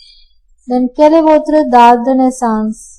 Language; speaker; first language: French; non-native, fluent; Hindi